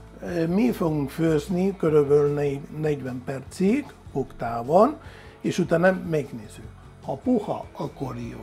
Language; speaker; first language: Hungarian; non-native, fluent; Spanish